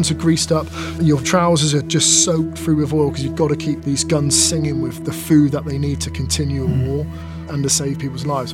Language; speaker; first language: English; native; English